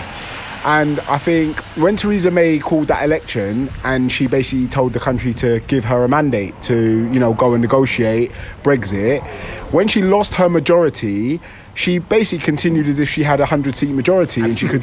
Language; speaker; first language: English; native; English